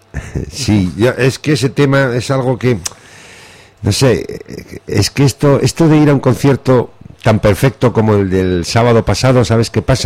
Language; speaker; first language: Spanish; native; Spanish